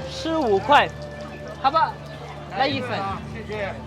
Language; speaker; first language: Chinese; non-native, fluent; Urdu